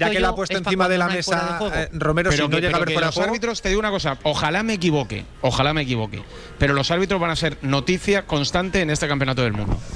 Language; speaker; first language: Spanish; native; Spanish